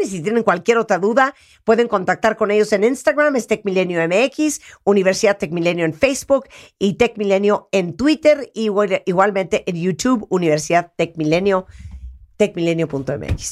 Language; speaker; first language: Spanish; native; Spanish